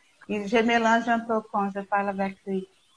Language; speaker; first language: French; non-native, learner; Portuguese